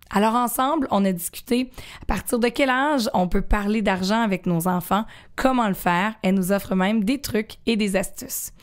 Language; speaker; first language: French; native; French